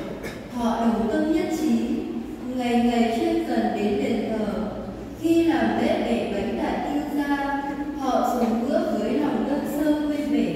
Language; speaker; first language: Vietnamese; native; Vietnamese